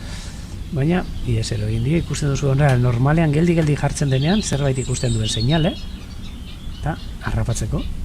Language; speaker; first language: Basque; native; Basque